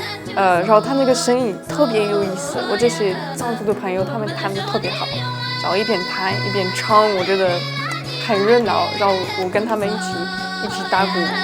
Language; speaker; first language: Chinese; non-native, fluent; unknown